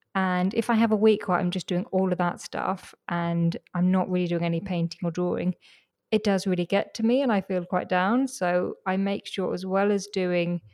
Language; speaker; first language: English; native; English